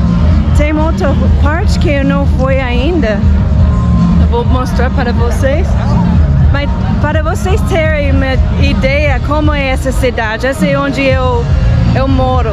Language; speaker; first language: Portuguese; non-native, fluent; English